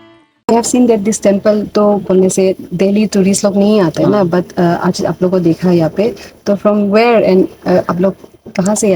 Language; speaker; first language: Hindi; non-native, local second language; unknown